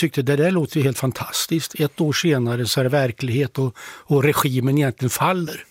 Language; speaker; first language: Swedish; native; Swedish